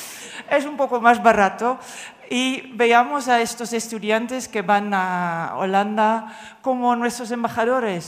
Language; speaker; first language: Spanish; non-native, fluent; Dutch